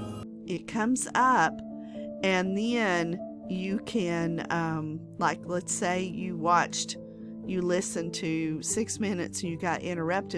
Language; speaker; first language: English; native; English